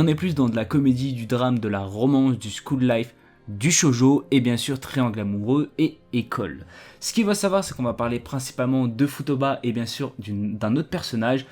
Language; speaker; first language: French; native; French